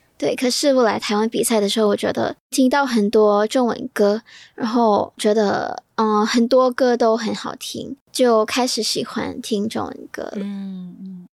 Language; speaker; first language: Chinese; non-native, fluent; Thai